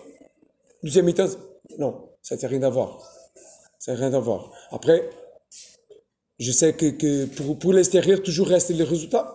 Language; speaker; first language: French; non-native, fluent; Portuguese